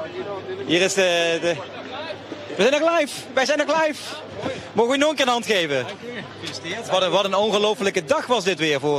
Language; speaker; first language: Dutch; native; Dutch